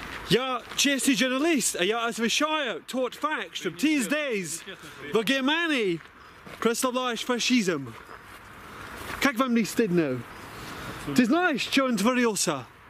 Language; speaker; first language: Russian; non-native, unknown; English